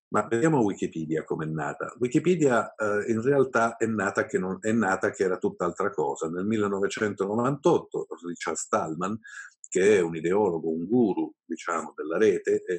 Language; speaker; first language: Italian; native; Italian